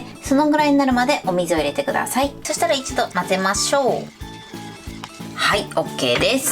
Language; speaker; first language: Japanese; native; Japanese